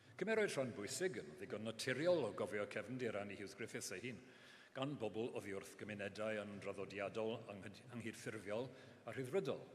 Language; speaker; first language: Welsh; non-native, local second language; English